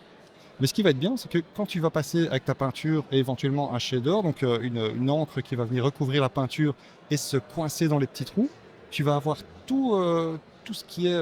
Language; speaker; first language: French; native; French